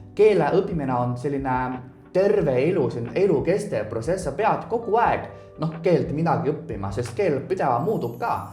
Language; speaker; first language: Estonian; non-native, fluent; Chinese